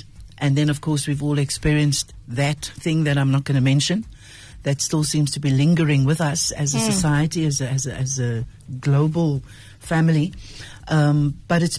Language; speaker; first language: English; native; English